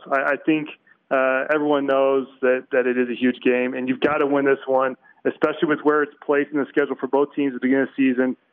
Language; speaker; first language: English; native; English